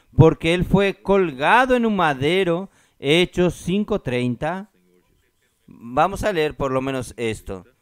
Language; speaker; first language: Spanish; non-native, fluent; Portuguese